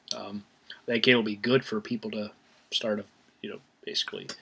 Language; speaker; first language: English; native; English